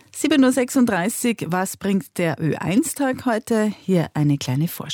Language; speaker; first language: German; native; German